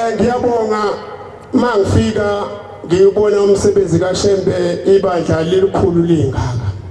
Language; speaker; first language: Zulu; native; Zulu